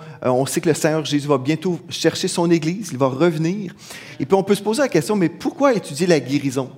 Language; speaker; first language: French; native; French